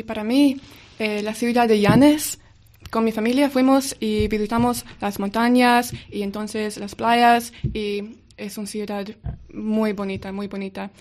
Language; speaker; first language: Spanish; non-native, learner; English